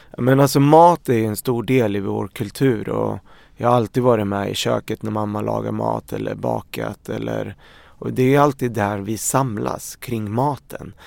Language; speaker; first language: Swedish; early bilingual, other home language; Arabic